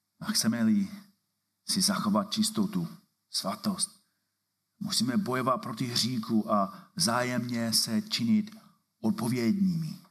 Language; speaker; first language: Czech; non-native, fluent; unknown